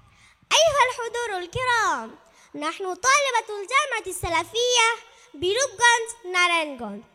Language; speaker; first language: Arabic; non-native, learner; Bangla